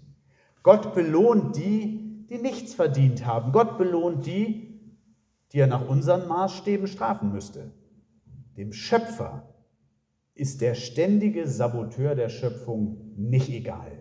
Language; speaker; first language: German; native; German